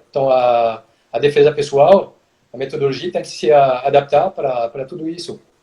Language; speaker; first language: Portuguese; non-native, fluent; French